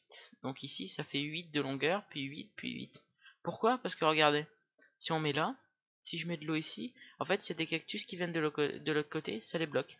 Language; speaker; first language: French; native; French